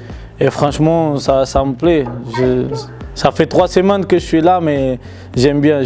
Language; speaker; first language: French; non-native, fluent; Portuguese